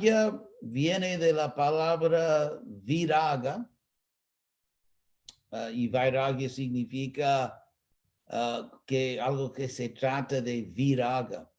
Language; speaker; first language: Spanish; non-native, fluent; English